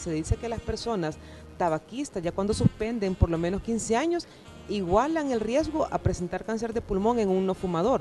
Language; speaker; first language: Spanish; native; Spanish